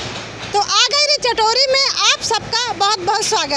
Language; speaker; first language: Hindi; native; Hindi